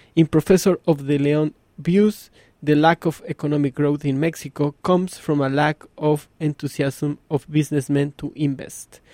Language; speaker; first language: English; non-native, fluent; Spanish